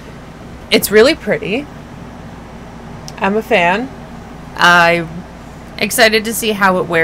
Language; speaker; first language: English; native; English